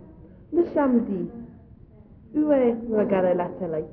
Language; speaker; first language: French; non-native, learner; English